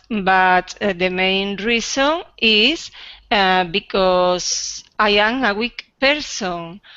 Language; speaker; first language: English; non-native, learner; Spanish